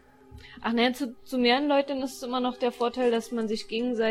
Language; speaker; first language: German; native; German